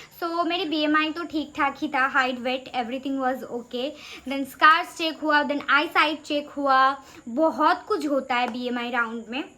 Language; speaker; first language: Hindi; non-native, local second language; Bangla